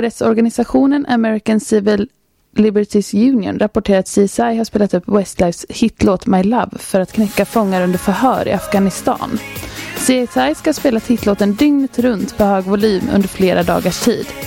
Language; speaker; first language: Swedish; native; Swedish